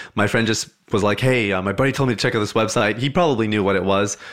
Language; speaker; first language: English; early bilingual, other home language; Hindi